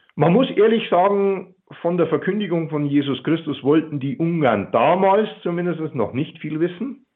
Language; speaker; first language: German; native; German